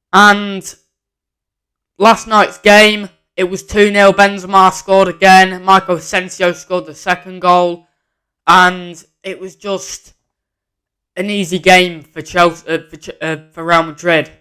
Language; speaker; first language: English; native; English